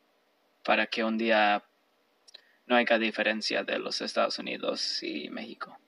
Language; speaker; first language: Spanish; early bilingual, heritage; Spanish